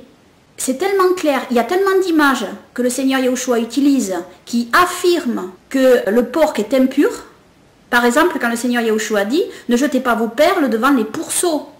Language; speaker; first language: French; native; French